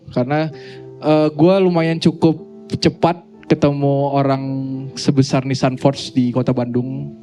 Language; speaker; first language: Indonesian; native; Indonesian